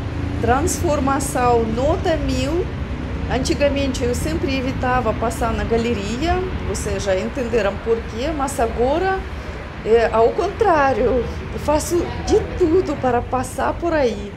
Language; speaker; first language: Portuguese; non-native, fluent; Russian